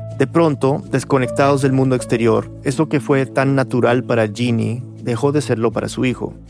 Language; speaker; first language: Spanish; early bilingual, heritage; Spanish